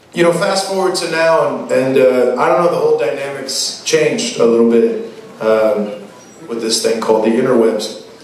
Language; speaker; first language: English; native; English